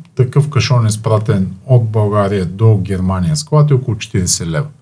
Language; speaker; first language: Bulgarian; native; Bulgarian